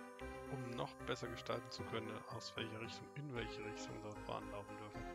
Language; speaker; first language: German; native; German